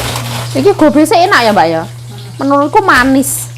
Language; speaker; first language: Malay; non-native, local second language; Javanese